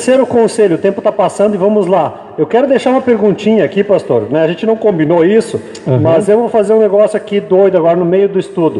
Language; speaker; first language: Portuguese; native; Portuguese